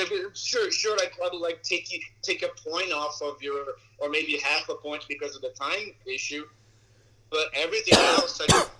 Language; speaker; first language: English; non-native, fluent; Portuguese